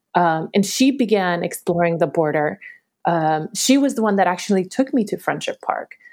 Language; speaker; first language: English; early bilingual, other home language; Spanish